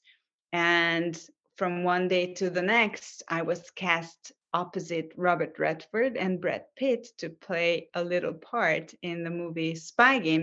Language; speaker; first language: English; non-native, fluent; Hungarian